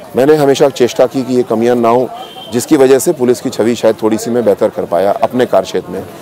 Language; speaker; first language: Hindi; native; Hindi